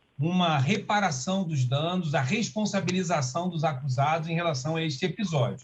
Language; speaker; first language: Portuguese; native; Portuguese